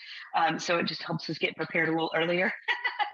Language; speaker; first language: English; native; English